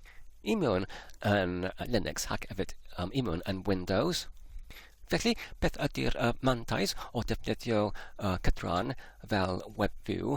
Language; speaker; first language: Welsh; non-native, learner; English